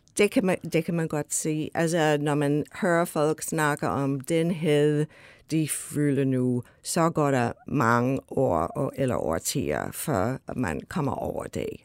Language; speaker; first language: Danish; non-native, fluent; English